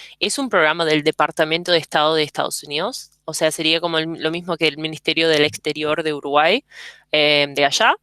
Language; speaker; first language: Spanish; early bilingual, heritage; English